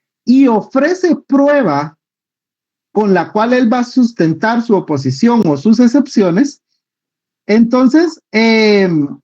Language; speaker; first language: Spanish; native; Spanish